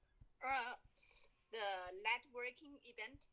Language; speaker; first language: English; non-native, learner; Chinese